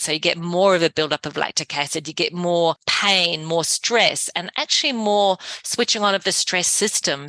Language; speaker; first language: English; native; English